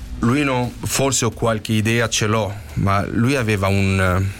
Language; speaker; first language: Italian; non-native, fluent; French